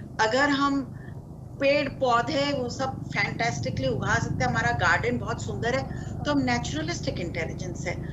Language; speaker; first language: Hindi; non-native, local second language; Marathi